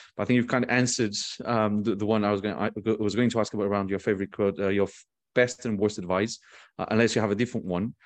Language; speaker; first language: English; non-native, fluent; Portuguese